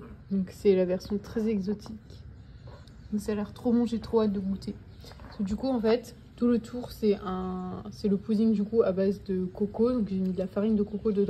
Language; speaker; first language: French; native; French